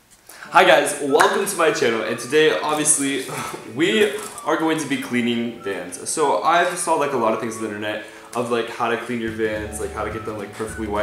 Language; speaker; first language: English; native; English